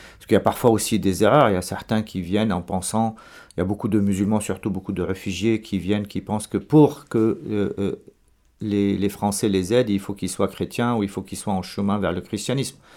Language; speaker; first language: French; non-native, local second language; Arabic